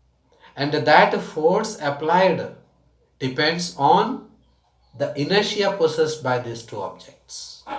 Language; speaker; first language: English; non-native, local second language; Tamil